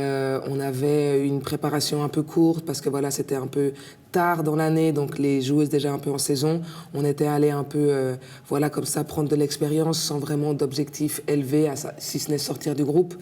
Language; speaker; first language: French; native; French